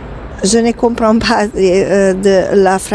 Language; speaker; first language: French; non-native, learner; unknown